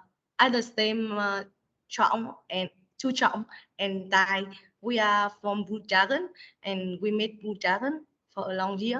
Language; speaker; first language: English; non-native, learner; Vietnamese